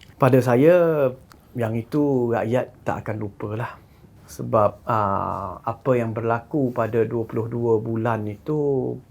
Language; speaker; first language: Malay; non-native, local second language; Chinese